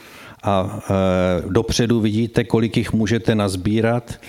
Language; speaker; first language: Czech; native; Czech